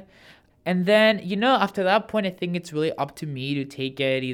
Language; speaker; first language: English; non-native, fluent; Spanish